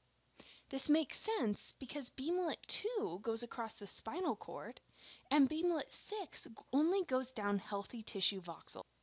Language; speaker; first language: English; native; English